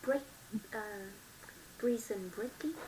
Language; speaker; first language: English; non-native, learner; Vietnamese